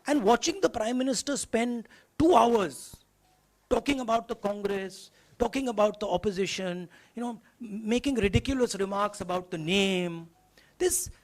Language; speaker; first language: English; non-native, local second language; Hindi